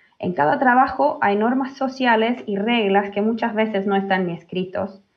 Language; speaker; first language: Spanish; early bilingual, heritage; Finnish